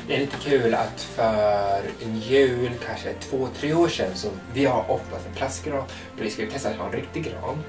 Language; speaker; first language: Swedish; native; Swedish